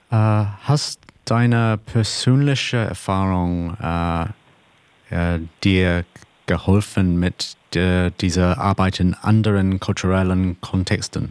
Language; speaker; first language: German; non-native, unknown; English